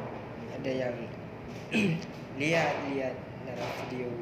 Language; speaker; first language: Indonesian; non-native, learner; Malay